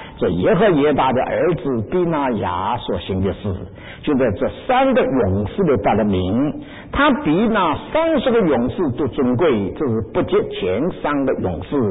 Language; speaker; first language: Chinese; native; Chinese